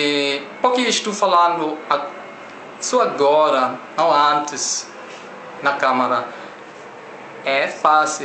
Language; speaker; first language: Portuguese; non-native, learner; German